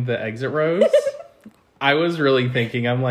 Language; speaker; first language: English; native; English